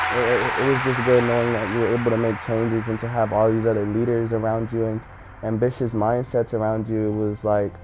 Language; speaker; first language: English; native; English